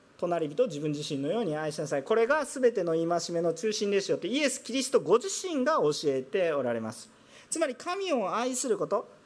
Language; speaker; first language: Japanese; non-native, fluent; Korean